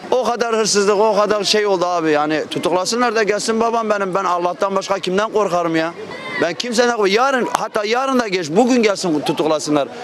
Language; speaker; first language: Turkish; non-native, local second language; Kurdish